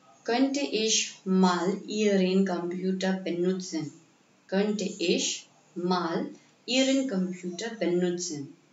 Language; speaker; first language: German; non-native, fluent; Hindi